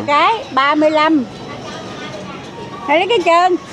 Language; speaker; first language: Vietnamese; native; Vietnamese